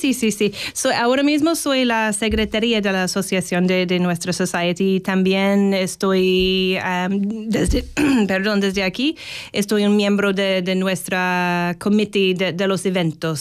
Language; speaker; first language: Spanish; non-native, fluent; English